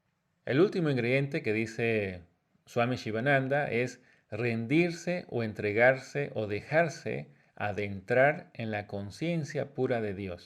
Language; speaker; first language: Spanish; native; Spanish